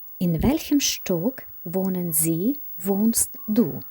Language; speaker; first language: German; non-native, fluent; Ukrainian